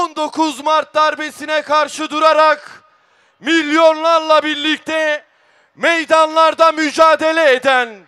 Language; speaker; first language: Turkish; native; Turkish